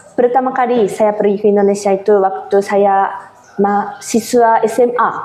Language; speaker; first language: Indonesian; non-native, fluent; Japanese